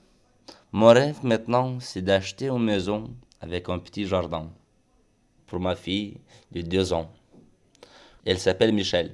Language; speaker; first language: French; non-native, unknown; Romanian